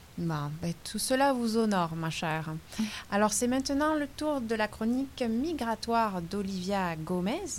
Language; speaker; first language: French; native; French